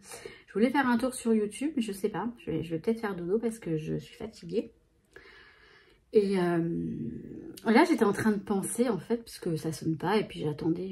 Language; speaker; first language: French; native; French